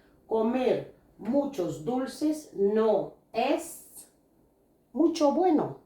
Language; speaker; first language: Spanish; non-native, fluent; Portuguese